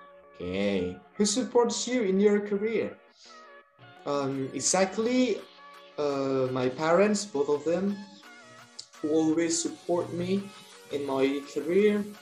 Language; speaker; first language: English; non-native, learner; Indonesian